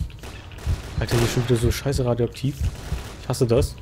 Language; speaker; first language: German; native; German